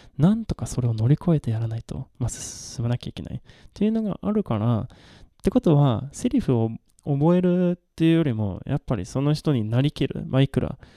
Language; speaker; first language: Japanese; non-native, fluent; Swedish